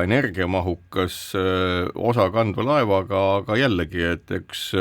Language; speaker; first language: Estonian; native; Estonian